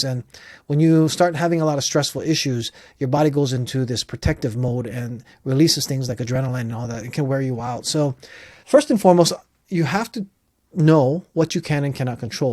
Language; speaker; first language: English; native; English